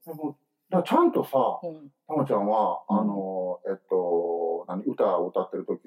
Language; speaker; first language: Japanese; native; Japanese